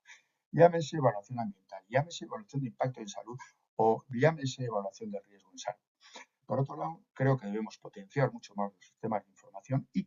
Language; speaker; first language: Spanish; native; Spanish